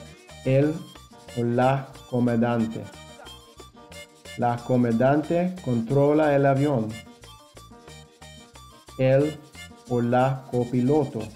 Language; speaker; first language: Spanish; non-native, fluent; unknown